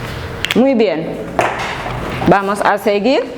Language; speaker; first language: Spanish; non-native, fluent; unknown